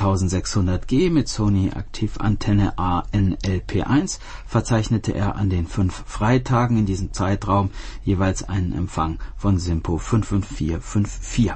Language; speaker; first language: German; native; German